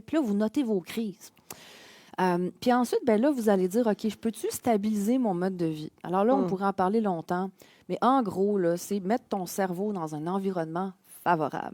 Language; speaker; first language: French; native; French